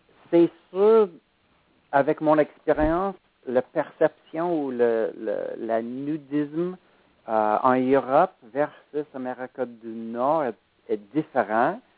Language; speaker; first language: French; non-native, fluent; English